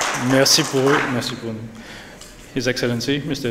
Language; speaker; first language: French; non-native, local second language; Morisyen